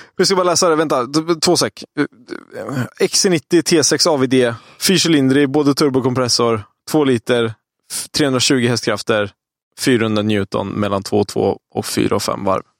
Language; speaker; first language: Swedish; native; Swedish